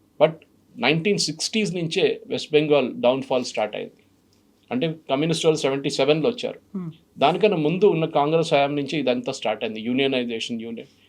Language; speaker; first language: Telugu; non-native, fluent; Malayalam